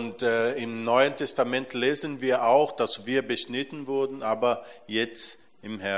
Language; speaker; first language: German; non-native, fluent; Portuguese